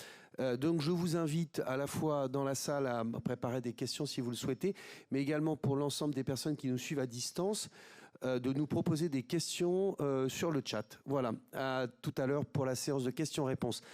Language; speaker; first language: French; native; French